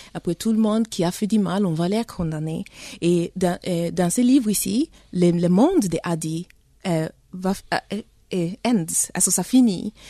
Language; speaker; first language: French; early bilingual, heritage; French